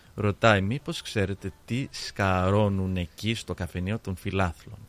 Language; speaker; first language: Greek; early bilingual, heritage; Greek